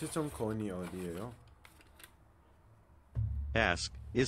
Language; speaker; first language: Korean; non-native, learner; English